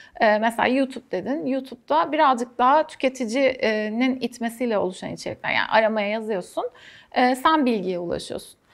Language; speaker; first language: Turkish; native; Turkish